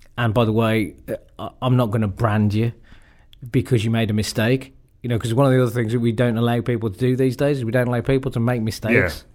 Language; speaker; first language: English; native; English